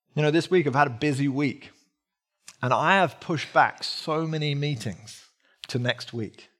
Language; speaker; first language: English; native; English